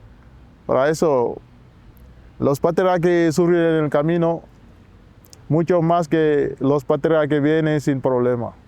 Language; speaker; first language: Spanish; non-native, learner; Wolof